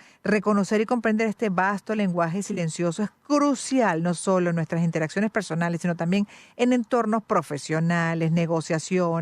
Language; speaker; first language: Spanish; native; Spanish